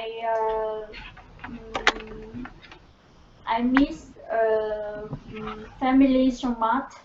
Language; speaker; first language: English; non-native, learner; Vietnamese